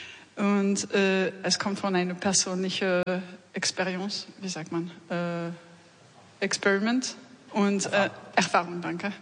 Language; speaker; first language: German; non-native, learner; French